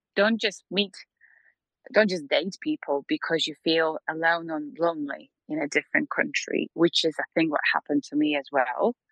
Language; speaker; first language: English; non-native, fluent; Polish